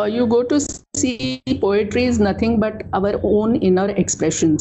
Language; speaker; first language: English; non-native, local second language; Marathi